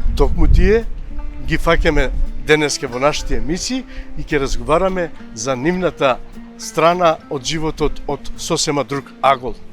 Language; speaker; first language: Macedonian; non-native, local second language; Romany